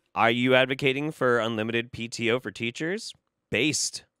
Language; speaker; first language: English; native; English